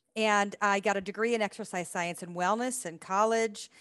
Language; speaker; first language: English; native; English